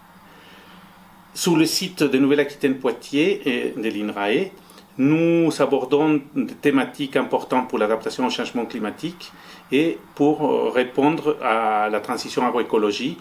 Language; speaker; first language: French; non-native, fluent; Spanish